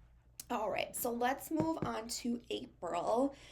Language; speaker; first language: English; native; English